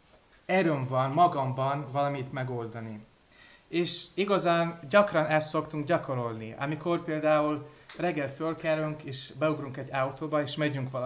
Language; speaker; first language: Hungarian; non-native, learner; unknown